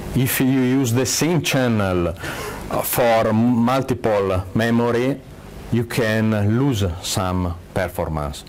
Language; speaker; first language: English; non-native, fluent; Italian